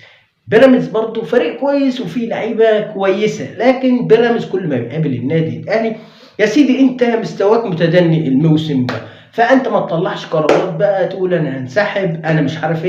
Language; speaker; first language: Arabic; native; Arabic